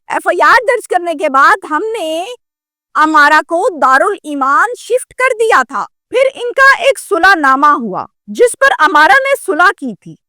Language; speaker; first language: Urdu; native; Urdu